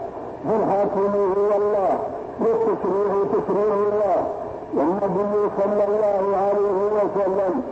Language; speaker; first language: Arabic; native; Arabic